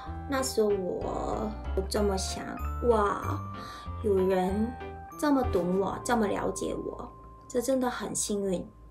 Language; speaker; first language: Chinese; non-native, fluent; Korean